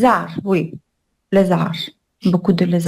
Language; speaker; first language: French; non-native, learner; Russian